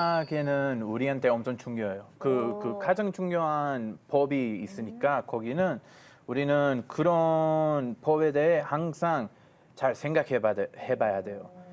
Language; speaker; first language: Korean; non-native, fluent; Hebrew